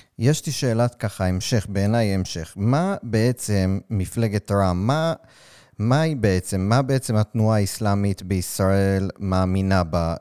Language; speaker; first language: Hebrew; native; Hebrew